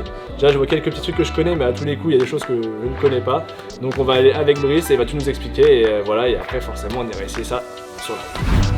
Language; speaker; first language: French; native; French